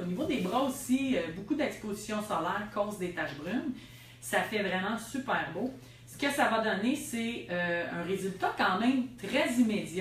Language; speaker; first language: French; native; French